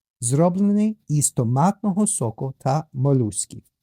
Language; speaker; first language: Ukrainian; non-native, learner; English